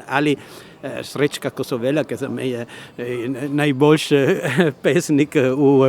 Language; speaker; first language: Slovenian; non-native, learner; Italian